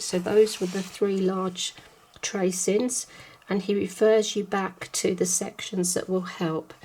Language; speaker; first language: English; native; English